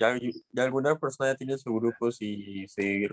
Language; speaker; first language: Spanish; native; Spanish